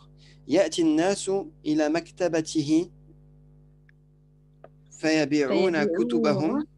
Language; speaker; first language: Arabic; non-native, fluent; French